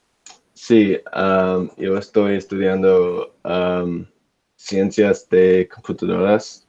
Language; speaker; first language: Spanish; non-native, learner; English